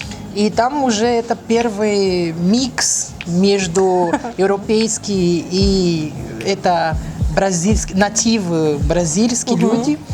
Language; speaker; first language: Russian; non-native, learner; Portuguese